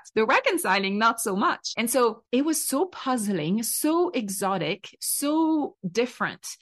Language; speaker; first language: English; non-native, fluent; French